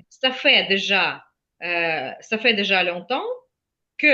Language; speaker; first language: French; non-native, fluent; Ukrainian